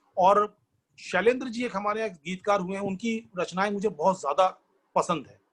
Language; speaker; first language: Hindi; non-native, local second language; Bangla